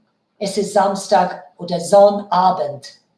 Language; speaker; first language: German; non-native, fluent; Bangla